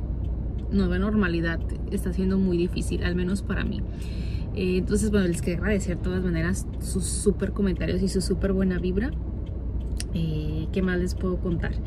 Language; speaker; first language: Spanish; native; Spanish